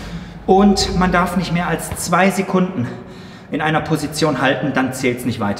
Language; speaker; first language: German; native; German